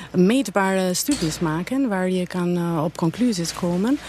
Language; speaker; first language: Dutch; non-native, fluent; Albanian